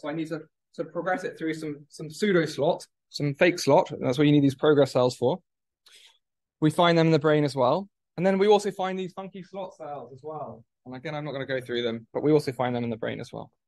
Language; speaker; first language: English; native; English